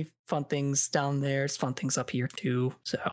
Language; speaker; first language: English; native; English